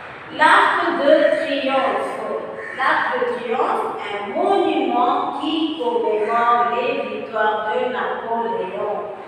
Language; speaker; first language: French; non-native, fluent; Tamil